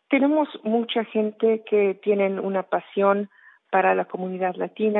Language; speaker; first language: Spanish; early bilingual, heritage; Spanish